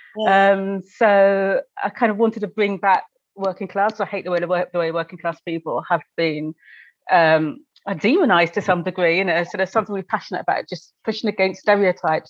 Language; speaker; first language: English; native; English